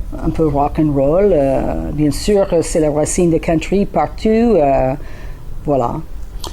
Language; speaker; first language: French; non-native, learner; English